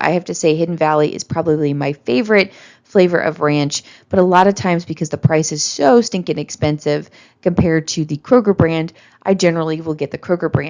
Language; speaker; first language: English; native; English